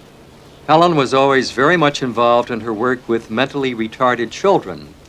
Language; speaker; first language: English; native; English